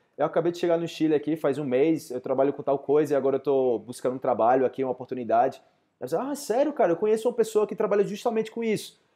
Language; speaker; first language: Portuguese; native; Portuguese